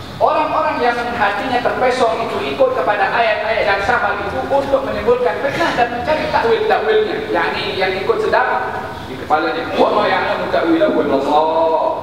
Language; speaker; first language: Malay; native; Malay